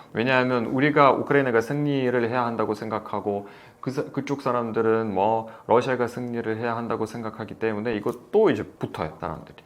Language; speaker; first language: Korean; non-native, fluent; Russian